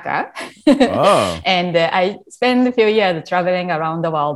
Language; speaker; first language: English; non-native, fluent; Japanese